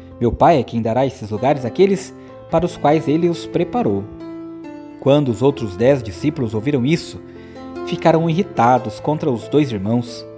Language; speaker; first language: Portuguese; native; Portuguese